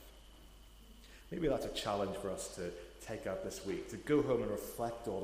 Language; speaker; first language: English; native; English